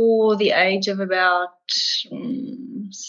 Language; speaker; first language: English; native; English